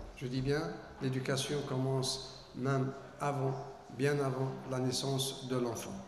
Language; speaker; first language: French; non-native, local second language; Arabic